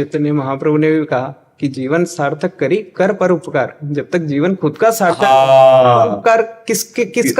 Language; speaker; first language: Hindi; native; Hindi